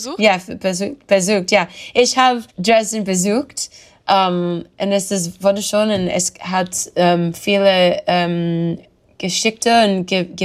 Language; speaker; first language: German; non-native, learner; English